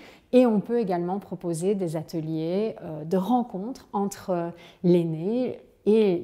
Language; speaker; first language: French; native; French